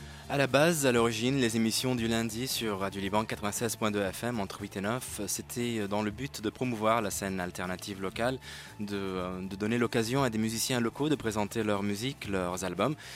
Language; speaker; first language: French; non-native, local second language; Arabic